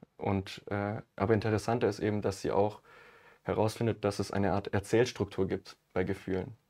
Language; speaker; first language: German; early bilingual, other home language; Italian